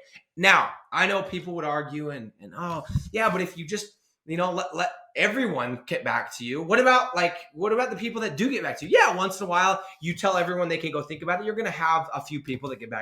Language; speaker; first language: English; native; English